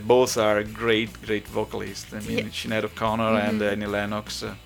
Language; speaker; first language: English; non-native, fluent; Italian